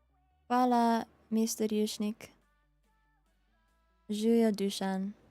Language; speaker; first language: Slovenian; early bilingual, heritage; Slovenian